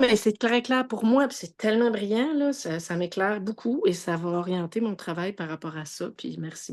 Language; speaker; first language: French; native; French